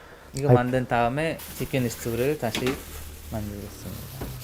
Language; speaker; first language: Korean; non-native, learner; Hungarian